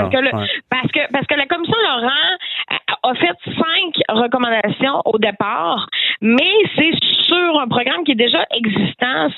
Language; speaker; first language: French; native; French